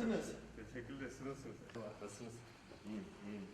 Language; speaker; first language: Turkish; non-native, learner; German